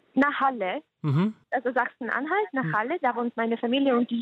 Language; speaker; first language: German; non-native, fluent; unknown